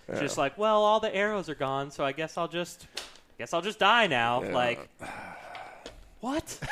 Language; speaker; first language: English; native; English